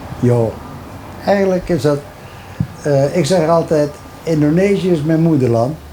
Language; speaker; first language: Dutch; early bilingual, other home language; Javanese